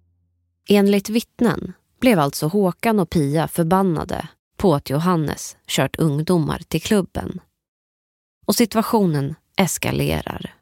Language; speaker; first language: Swedish; native; Swedish